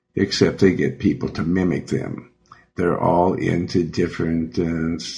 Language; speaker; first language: English; native; English